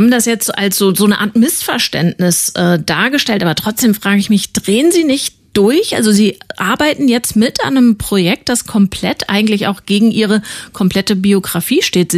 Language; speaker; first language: German; native; German